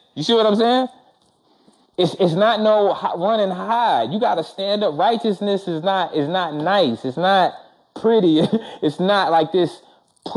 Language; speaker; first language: English; non-native, local second language; Shona